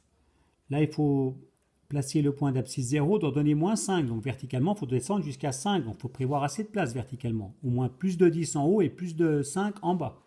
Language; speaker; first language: French; native; French